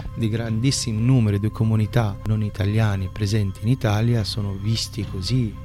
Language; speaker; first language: Italian; non-native, fluent; Arabic